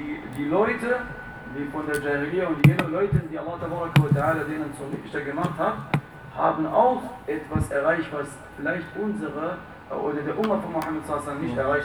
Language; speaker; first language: German; non-native, fluent; Arabic